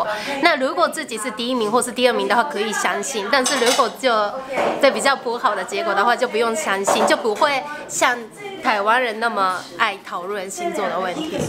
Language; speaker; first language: Chinese; non-native, fluent; Japanese